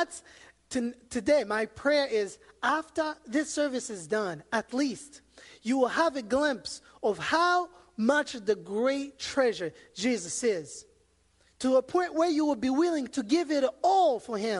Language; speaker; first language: English; non-native, local second language; Kinyarwanda